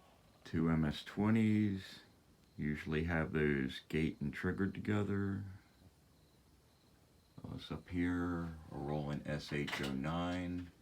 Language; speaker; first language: English; native; English